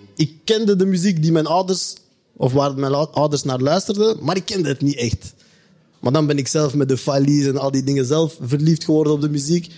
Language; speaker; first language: Dutch; native; Dutch